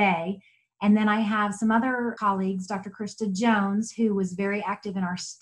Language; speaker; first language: English; native; English